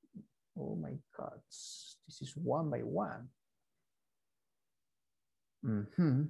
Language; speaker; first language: English; non-native, fluent; Spanish